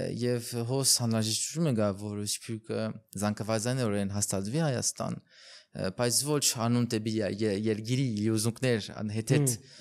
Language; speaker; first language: Armenian; early bilingual, heritage; Armenian